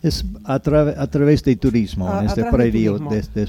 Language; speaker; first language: Spanish; non-native, fluent; English